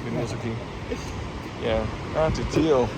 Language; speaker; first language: Spanish; non-native, fluent; English